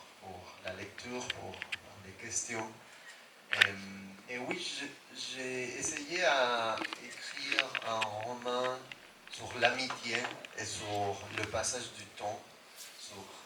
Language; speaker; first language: French; non-native, fluent; Spanish